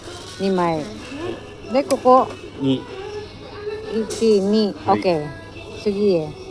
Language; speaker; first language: Japanese; non-native, learner; Filipino